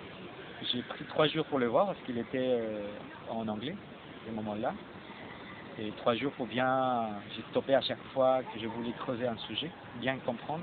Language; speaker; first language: French; non-native, fluent; Spanish